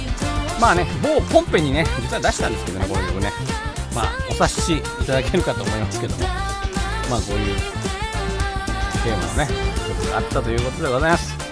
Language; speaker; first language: Japanese; native; Japanese